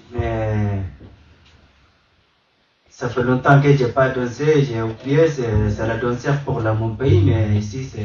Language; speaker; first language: French; non-native, learner; Arabic